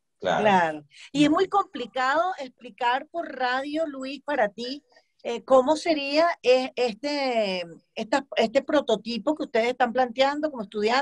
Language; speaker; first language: Spanish; native; Spanish